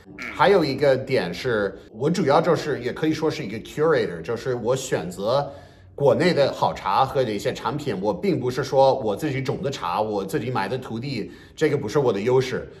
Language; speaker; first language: Chinese; non-native, fluent; English